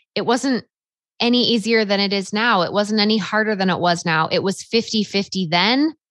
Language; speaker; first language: English; native; English